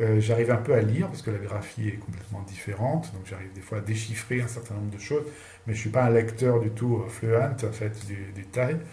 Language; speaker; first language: French; native; French